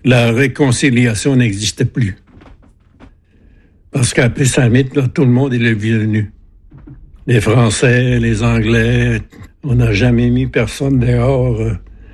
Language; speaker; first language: French; non-native, fluent; Innu-aimun